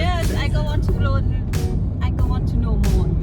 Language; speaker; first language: English; non-native, learner; Thai